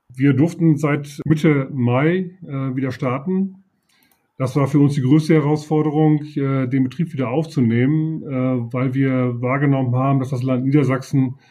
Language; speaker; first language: German; native; German